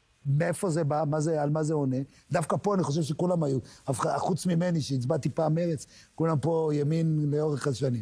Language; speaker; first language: Hebrew; native; Hebrew